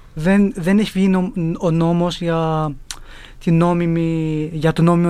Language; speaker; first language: Greek; early bilingual, other home language; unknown